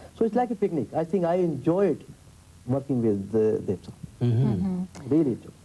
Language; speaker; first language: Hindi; early bilingual, heritage; Hindi